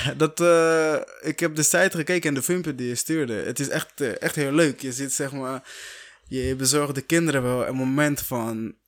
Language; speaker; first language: Dutch; non-native, fluent; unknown